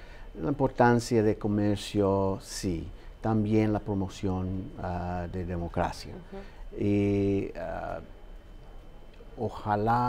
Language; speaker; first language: Spanish; non-native, fluent; English